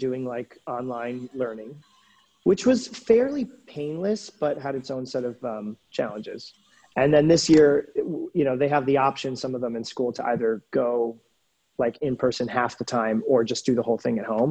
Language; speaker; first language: English; native; English